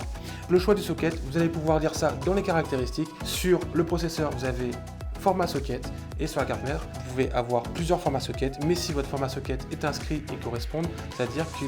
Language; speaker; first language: French; native; French